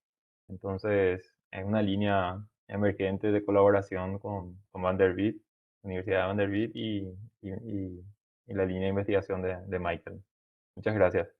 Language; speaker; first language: Spanish; native; Spanish